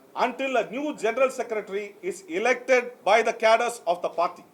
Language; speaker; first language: English; non-native, local second language; Tamil